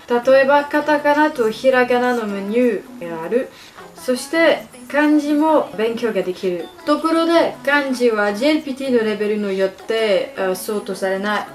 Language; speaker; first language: Japanese; non-native, learner; French